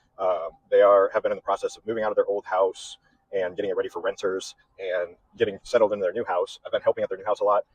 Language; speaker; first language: English; native; English